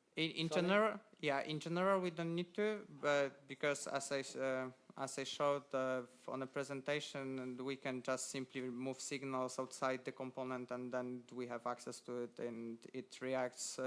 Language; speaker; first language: English; non-native, fluent; Polish